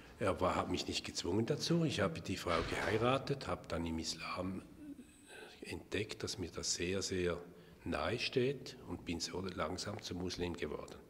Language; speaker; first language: German; native; German